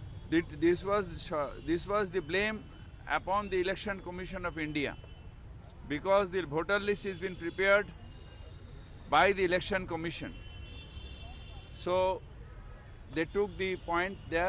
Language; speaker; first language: English; non-native, local second language; Bangla